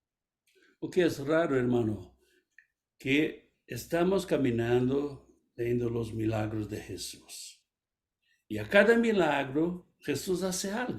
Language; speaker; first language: Spanish; non-native, fluent; Portuguese